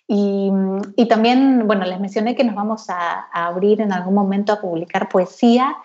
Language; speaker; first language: Spanish; native; Spanish